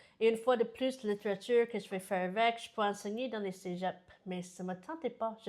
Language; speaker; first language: French; non-native, fluent; English